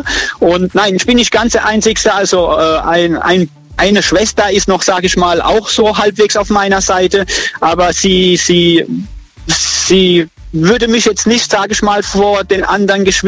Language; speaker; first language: German; native; German